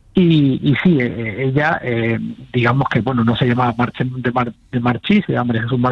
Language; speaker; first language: Spanish; native; Spanish